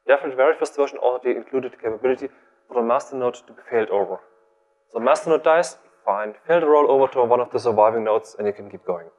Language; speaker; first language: English; non-native, fluent; German